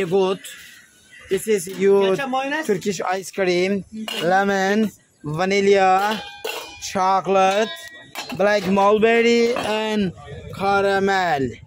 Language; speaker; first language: English; non-native, learner; Turkish